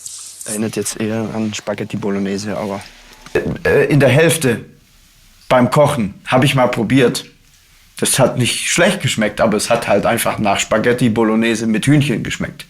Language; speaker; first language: German; native; German